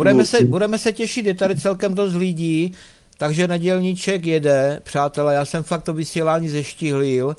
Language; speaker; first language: Czech; native; Czech